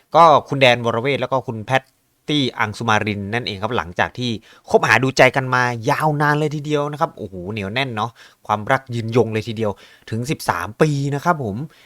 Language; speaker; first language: Thai; native; Thai